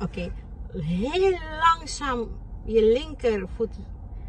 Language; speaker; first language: Dutch; non-native, fluent; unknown